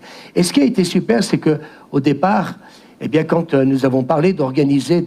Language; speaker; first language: French; native; French